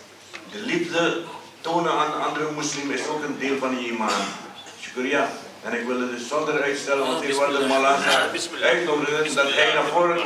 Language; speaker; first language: Dutch; early bilingual, other home language; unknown